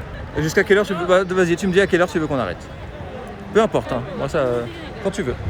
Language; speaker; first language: French; native; French